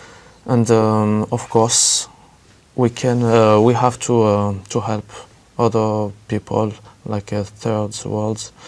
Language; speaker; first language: English; non-native, learner; French